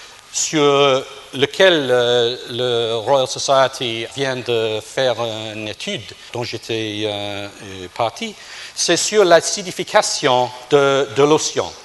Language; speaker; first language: French; non-native, fluent; English